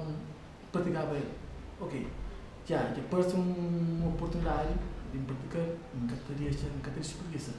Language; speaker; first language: Portuguese; non-native, learner; Kabuverdianu